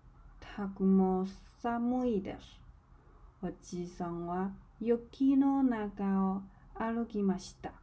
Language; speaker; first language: Japanese; non-native, learner; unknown